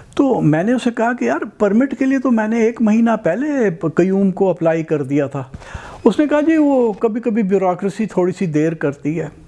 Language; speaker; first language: Urdu; native; Urdu